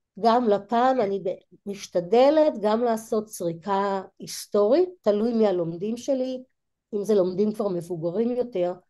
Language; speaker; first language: Hebrew; native; Hebrew